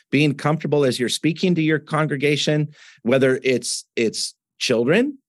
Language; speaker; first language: English; native; English